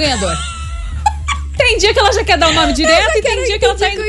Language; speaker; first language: Portuguese; native; Portuguese